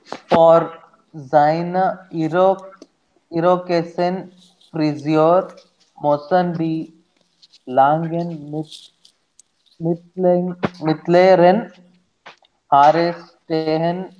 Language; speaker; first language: German; non-native, learner; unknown